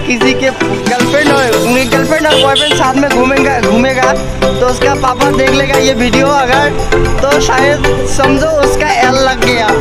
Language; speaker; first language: Hindi; non-native, local second language; Bangla